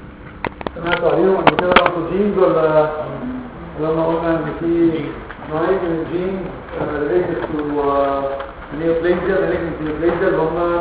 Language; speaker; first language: Arabic; native; Arabic